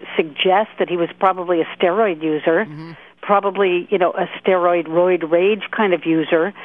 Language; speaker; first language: English; native; English